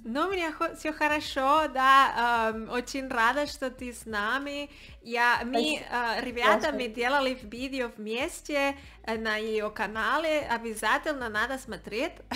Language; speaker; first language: Russian; non-native, learner; Spanish